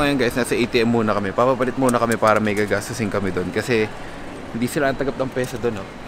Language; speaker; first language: Filipino; native; Filipino